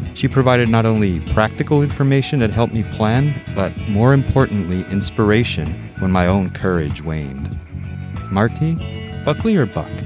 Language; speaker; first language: English; early bilingual, heritage; English